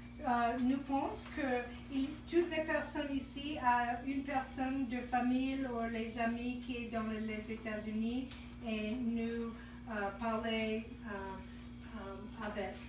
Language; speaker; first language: French; non-native, learner; English